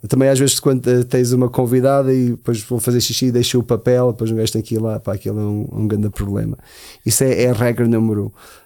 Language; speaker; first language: Portuguese; early bilingual, heritage; Portuguese